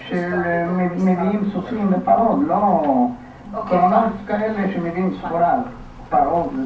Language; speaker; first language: Hebrew; non-native, fluent; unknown